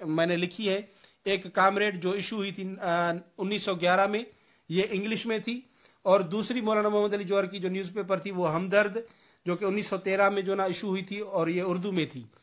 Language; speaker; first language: Urdu; non-native, local second language; Sindhi